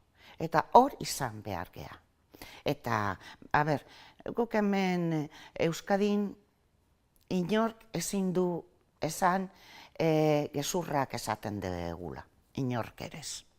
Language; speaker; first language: Basque; non-native, local second language; Spanish